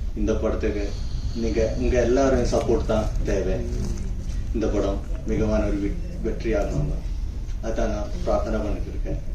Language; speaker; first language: Tamil; non-native, learner; Malayalam